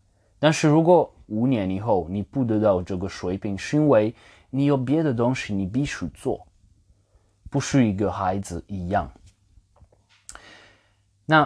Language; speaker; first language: Chinese; non-native, fluent; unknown